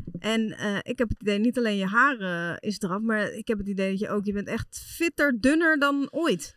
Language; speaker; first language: Dutch; native; Dutch